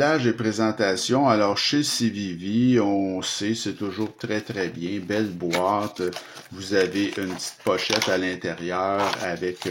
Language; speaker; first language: French; native; French